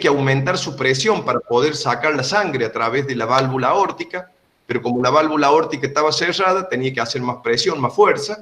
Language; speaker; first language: Spanish; native; Spanish